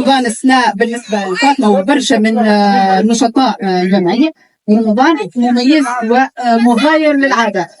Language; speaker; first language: Arabic; native; Arabic